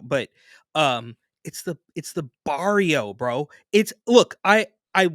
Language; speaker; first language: English; native; English